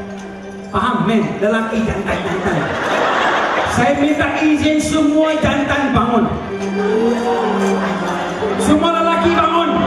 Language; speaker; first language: Malay; native; Malay